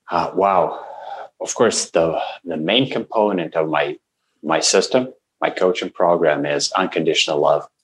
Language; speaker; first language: English; non-native, fluent; Russian